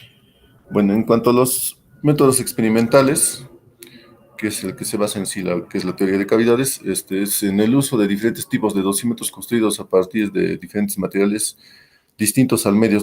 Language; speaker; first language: Spanish; native; Spanish